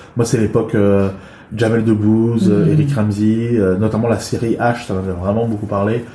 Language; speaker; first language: French; early bilingual, other home language; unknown